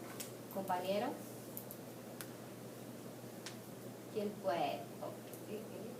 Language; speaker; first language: Spanish; non-native, fluent; English